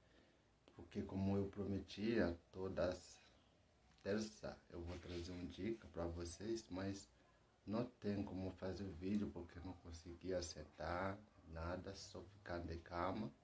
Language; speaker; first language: Portuguese; non-native, learner; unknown